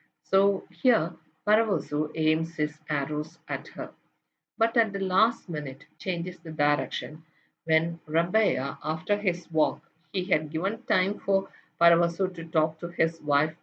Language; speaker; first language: English; non-native, local second language; Malayalam